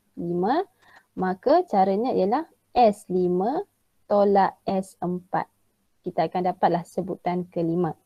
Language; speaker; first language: Malay; native; Malay